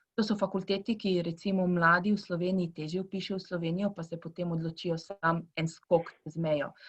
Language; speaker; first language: Slovenian; early bilingual, heritage; Croatian